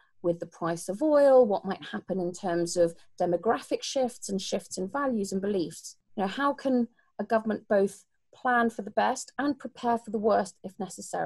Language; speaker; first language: English; native; English